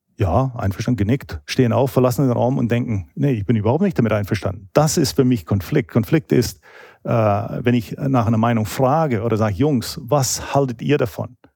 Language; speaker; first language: German; non-native, fluent; English